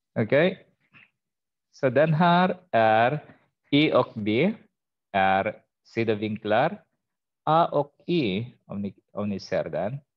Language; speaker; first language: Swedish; non-native, fluent; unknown